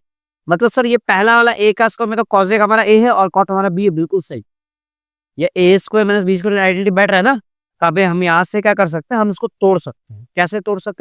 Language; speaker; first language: Hindi; non-native, local second language; Gujarati